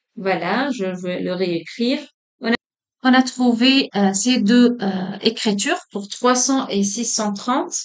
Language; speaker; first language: French; non-native, local second language; Arabic